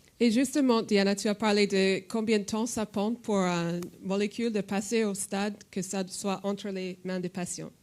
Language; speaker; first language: French; non-native, fluent; English